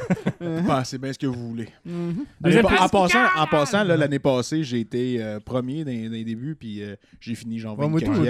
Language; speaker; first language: French; native; French